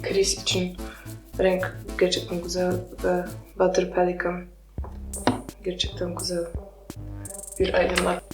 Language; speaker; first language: Turkish; non-native, learner; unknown